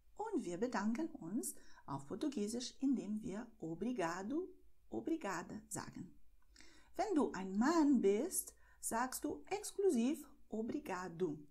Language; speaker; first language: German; non-native, fluent; Portuguese